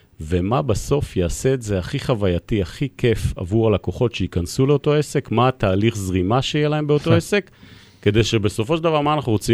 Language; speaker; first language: Hebrew; native; Hebrew